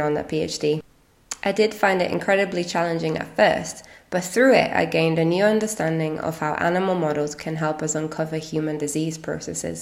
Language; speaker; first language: English; non-native, fluent; Italian